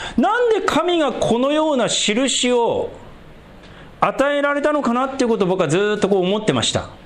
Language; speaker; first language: Japanese; native; Japanese